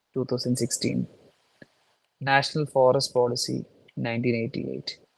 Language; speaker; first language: English; non-native, local second language; Malayalam